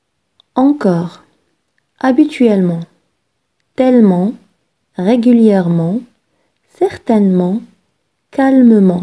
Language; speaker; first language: French; non-native, local second language; Arabic